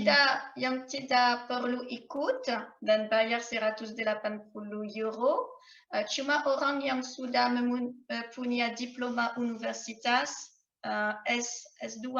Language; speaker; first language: Indonesian; non-native, fluent; French